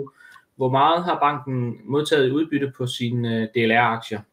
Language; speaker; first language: Danish; native; Danish